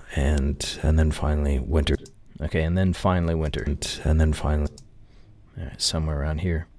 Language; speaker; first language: English; native; English